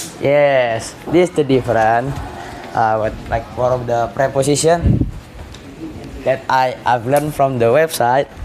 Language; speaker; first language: English; non-native, learner; Indonesian